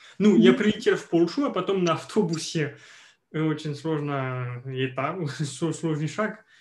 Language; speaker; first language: Russian; non-native, fluent; French